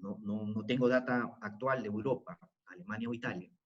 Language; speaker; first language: Spanish; native; Spanish